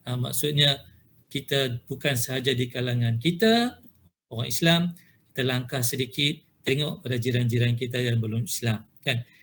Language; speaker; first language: Malay; native; Malay